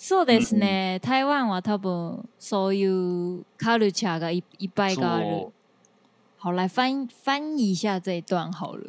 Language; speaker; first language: Japanese; non-native, fluent; Chinese